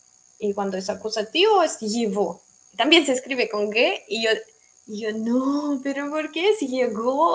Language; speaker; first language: Spanish; non-native, fluent; Russian